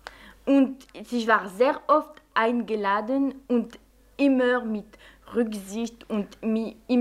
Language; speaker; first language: German; non-native, fluent; French